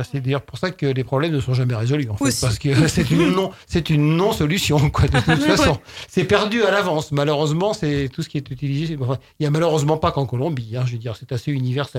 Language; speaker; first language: French; native; French